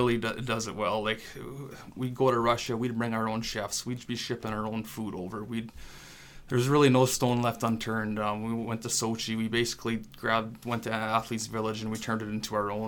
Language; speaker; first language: English; non-native, fluent; French